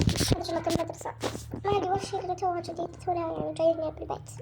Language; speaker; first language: Arabic; native; Arabic